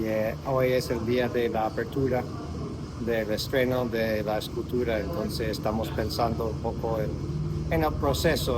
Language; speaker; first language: Spanish; non-native, fluent; English